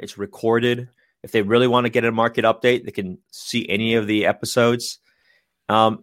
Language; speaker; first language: English; native; English